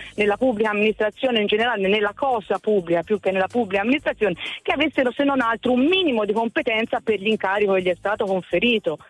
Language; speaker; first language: Italian; native; Italian